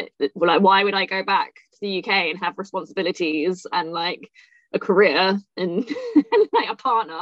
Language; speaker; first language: English; native; English